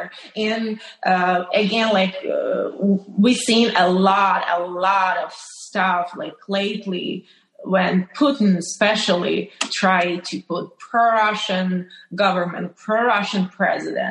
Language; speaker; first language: English; non-native, fluent; Ukrainian